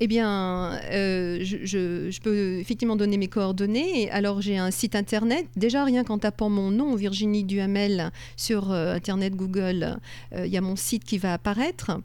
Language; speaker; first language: French; native; French